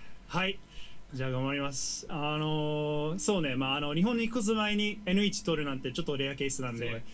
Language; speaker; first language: Japanese; non-native, fluent; English